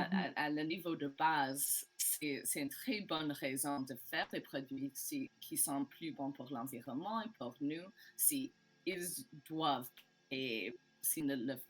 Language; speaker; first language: French; non-native, learner; English